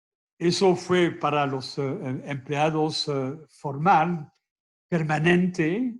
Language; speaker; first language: Spanish; non-native, fluent; French